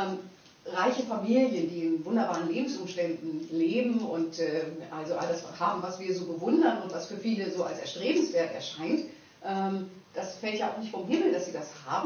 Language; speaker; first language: German; native; German